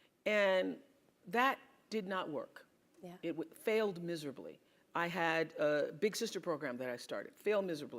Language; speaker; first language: English; native; English